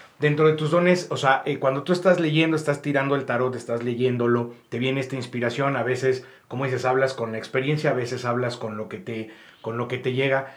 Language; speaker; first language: Spanish; native; Spanish